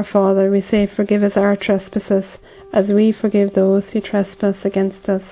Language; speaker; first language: English; native; English